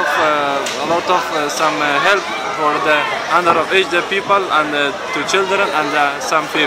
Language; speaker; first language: English; non-native, learner; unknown